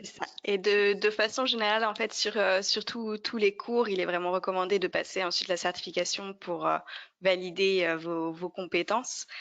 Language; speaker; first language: French; native; French